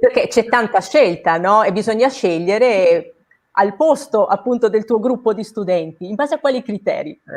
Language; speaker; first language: Italian; native; Italian